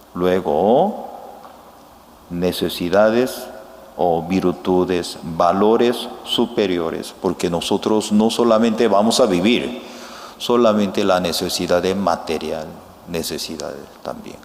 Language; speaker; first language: Spanish; non-native, fluent; Korean